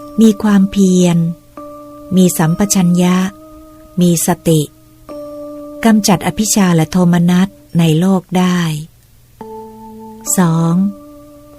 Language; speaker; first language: Thai; native; Thai